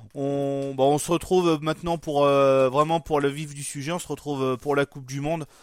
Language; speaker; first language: French; native; French